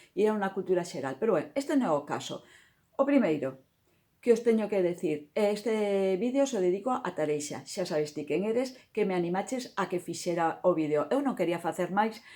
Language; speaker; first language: Galician; non-native, local second language; Spanish